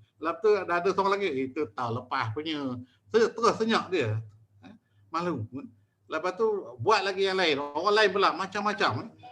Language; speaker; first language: Malay; native; Malay